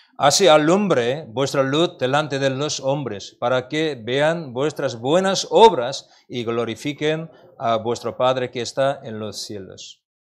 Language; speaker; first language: Spanish; non-native, learner; Korean